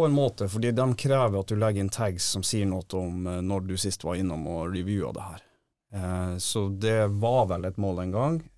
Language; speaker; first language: Norwegian; native; Norwegian